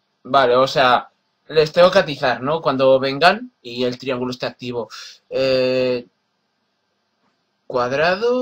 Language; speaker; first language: Spanish; native; Spanish